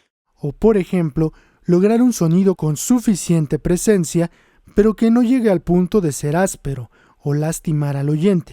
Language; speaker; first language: Spanish; native; Spanish